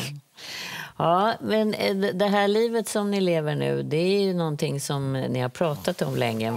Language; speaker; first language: Swedish; native; Swedish